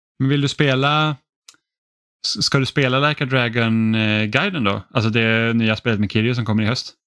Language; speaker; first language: Swedish; native; Swedish